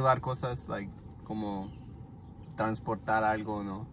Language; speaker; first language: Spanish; non-native, learner; English